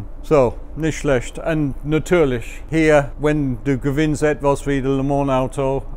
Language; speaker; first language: German; non-native, fluent; English